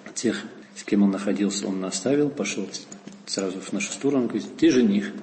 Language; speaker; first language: Russian; non-native, fluent; Dutch